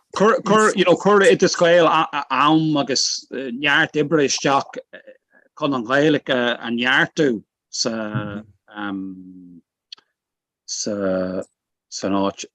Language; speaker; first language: Irish; non-native, local second language; English